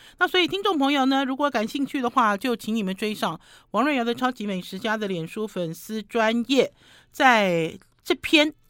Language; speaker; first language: Chinese; native; Chinese